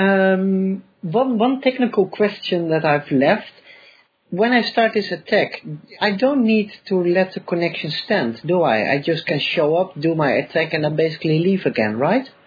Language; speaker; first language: English; non-native, fluent; Dutch